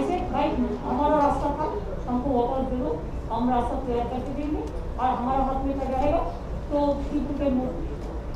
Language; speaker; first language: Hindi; non-native, local second language; Bangla